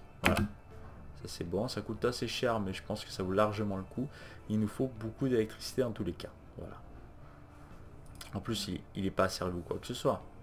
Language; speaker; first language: French; native; French